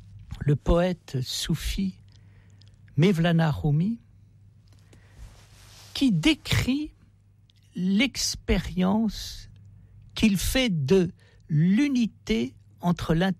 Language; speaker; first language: French; native; French